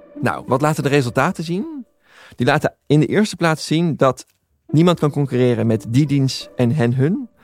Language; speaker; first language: Dutch; native; Dutch